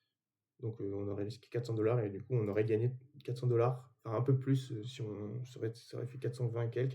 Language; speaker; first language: French; native; French